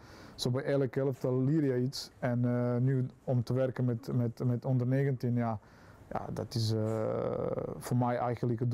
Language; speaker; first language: Dutch; non-native, fluent; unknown